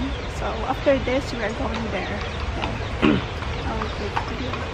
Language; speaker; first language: English; non-native, fluent; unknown